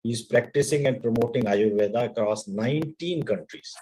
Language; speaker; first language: English; non-native, local second language; Hindi